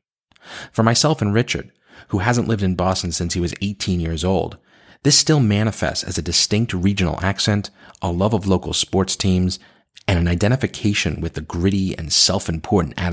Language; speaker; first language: English; native; English